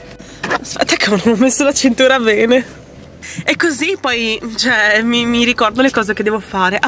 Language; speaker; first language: Italian; native; Italian